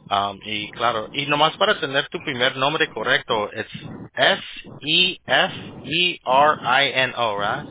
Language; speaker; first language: Spanish; early bilingual, heritage; Spanish